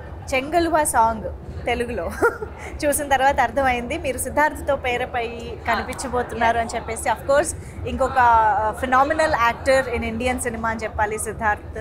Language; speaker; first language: Telugu; native; Telugu